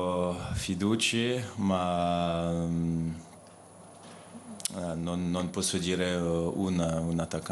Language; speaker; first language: Italian; non-native, fluent; French